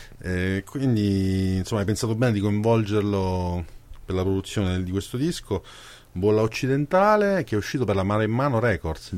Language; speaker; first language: Italian; native; Italian